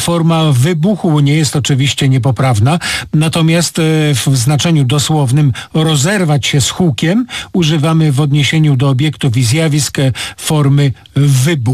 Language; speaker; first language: Polish; native; Polish